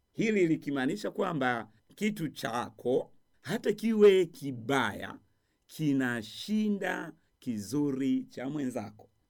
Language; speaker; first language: Swahili; non-native, local second language; Rundi